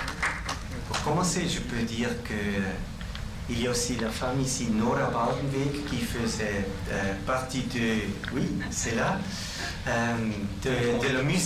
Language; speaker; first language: French; non-native, local second language; German